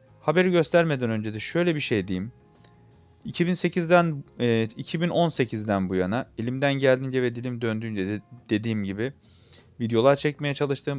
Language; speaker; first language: Turkish; native; Turkish